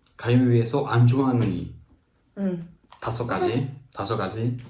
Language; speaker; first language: Korean; non-native, learner; Spanish